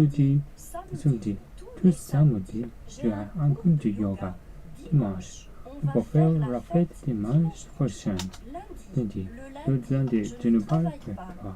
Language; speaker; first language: French; non-native, learner; Japanese